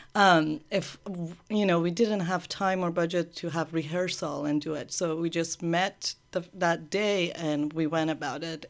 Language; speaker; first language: English; early bilingual, other home language; Persian